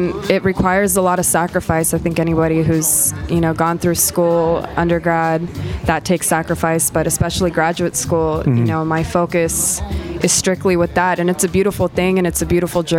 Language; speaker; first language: English; native; English